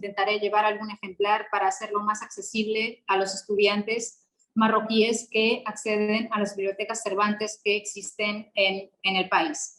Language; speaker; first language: Spanish; non-native, fluent; Arabic